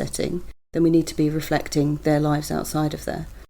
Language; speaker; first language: English; native; English